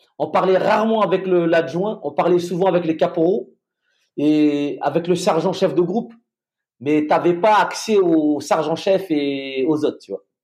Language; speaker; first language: French; non-native, local second language; Malagasy